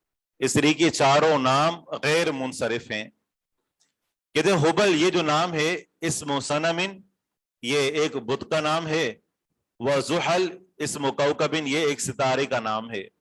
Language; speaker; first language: Urdu; native; Urdu